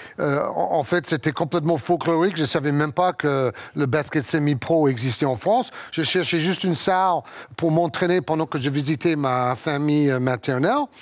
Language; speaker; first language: French; non-native, fluent; English